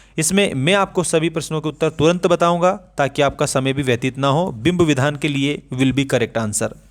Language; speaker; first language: Hindi; native; Hindi